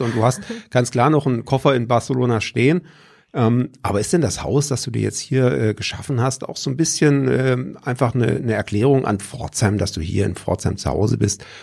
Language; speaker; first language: German; native; German